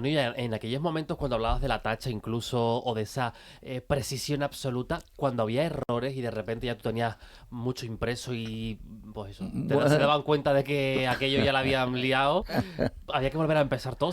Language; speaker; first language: Spanish; native; Spanish